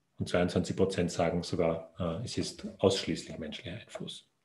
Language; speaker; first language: German; native; German